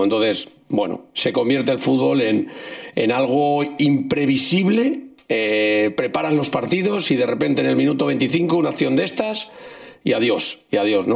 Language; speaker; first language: Spanish; native; Spanish